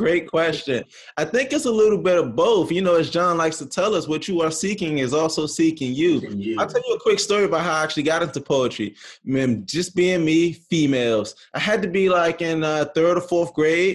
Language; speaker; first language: English; native; English